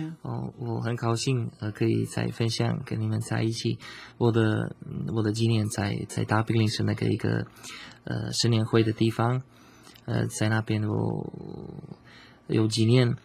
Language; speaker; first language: Chinese; non-native, fluent; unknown